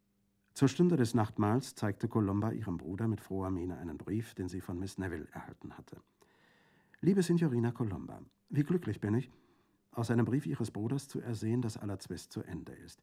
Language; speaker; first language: German; native; German